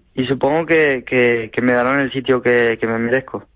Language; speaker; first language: Spanish; native; Spanish